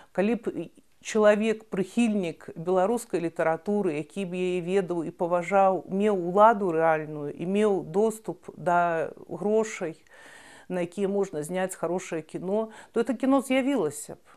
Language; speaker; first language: Belarusian; non-native, local second language; Russian